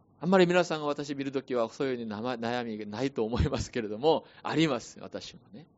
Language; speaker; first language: Japanese; non-native, fluent; Korean